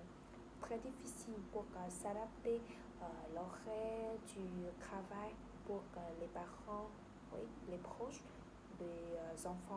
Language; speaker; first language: French; non-native, learner; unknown